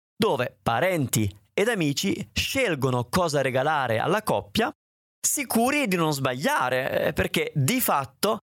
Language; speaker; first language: Italian; native; Italian